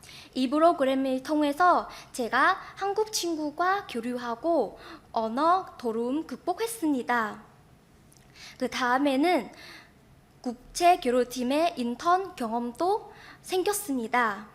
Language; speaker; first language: Korean; non-native, fluent; Vietnamese